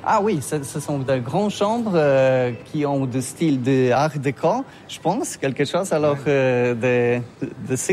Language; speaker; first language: French; non-native, learner; Polish